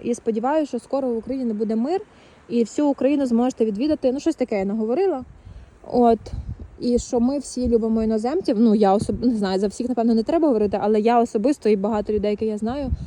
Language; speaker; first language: Ukrainian; native; Ukrainian